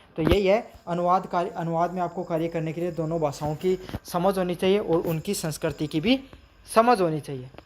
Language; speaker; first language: Hindi; native; Hindi